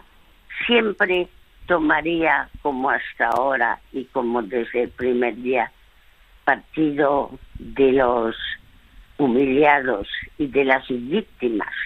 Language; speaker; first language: Spanish; early bilingual, other home language; French